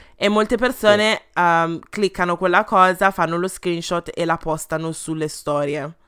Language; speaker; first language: Italian; early bilingual, other home language; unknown